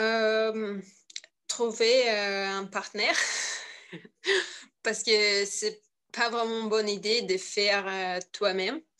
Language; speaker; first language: French; non-native, learner; Russian